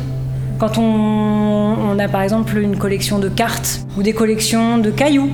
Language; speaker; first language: French; native; French